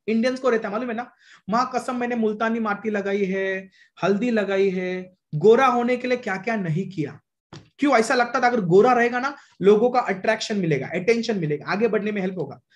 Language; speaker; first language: Hindi; non-native, local second language; Marathi